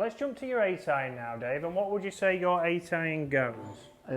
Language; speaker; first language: English; native; English